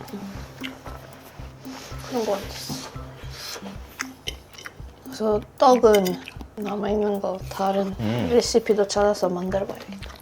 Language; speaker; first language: Korean; non-native, fluent; Swedish